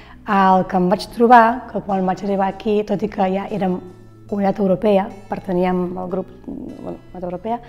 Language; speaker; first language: Catalan; non-native, learner; Lithuanian